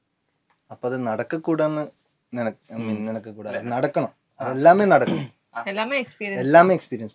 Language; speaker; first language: Tamil; non-native, learner; Malayalam